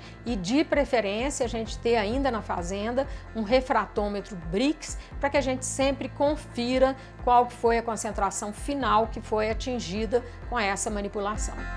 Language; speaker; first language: Portuguese; native; Portuguese